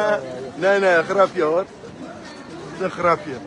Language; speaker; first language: Dutch; non-native, fluent; Azerbaijani